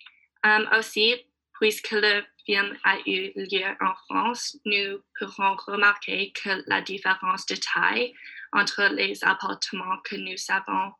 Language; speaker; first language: French; non-native, learner; English